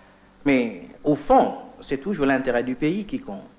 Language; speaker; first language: French; non-native, fluent; Indonesian